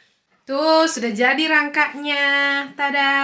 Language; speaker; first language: Indonesian; native; Indonesian